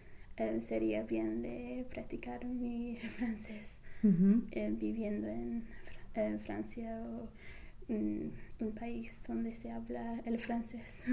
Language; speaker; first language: Spanish; non-native, fluent; English